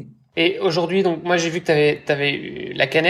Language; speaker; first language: French; native; French